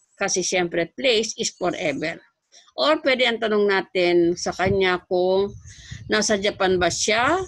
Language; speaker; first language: Filipino; native; Filipino